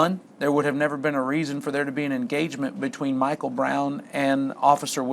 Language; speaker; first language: English; native; English